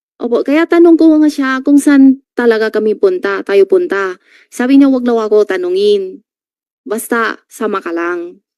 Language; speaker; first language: Filipino; non-native, learner; Chinese